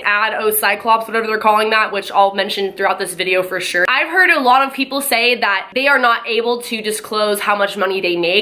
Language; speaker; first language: English; native; English